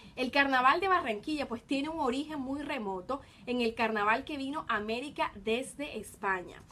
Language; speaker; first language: Spanish; native; Spanish